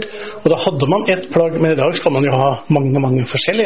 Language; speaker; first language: Norwegian; native; Norwegian